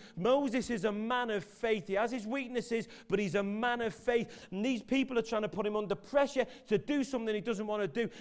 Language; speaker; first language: English; native; English